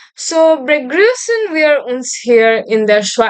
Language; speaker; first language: German; non-native, fluent; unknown